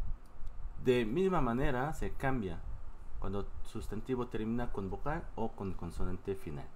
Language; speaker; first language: Spanish; non-native, fluent; Korean